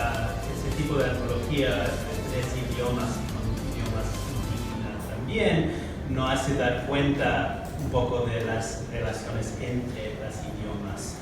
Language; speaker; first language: Spanish; non-native, fluent; English